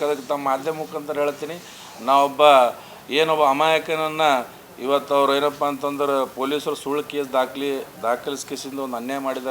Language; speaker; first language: Kannada; native; Kannada